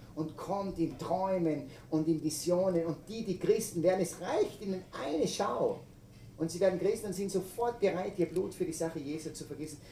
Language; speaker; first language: German; native; German